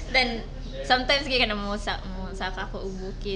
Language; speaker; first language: English; non-native, local second language; Cebuano